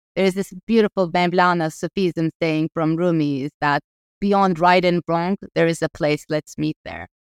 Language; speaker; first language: English; non-native, fluent; Turkish